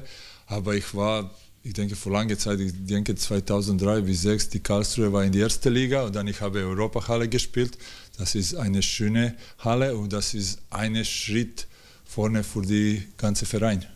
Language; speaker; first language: German; non-native, learner; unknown